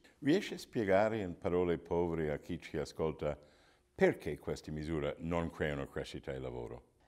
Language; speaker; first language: Italian; non-native, fluent; English